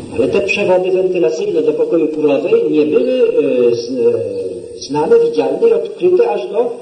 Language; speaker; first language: Polish; native; Polish